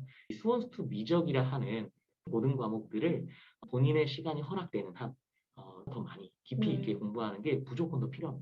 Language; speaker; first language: Korean; native; Korean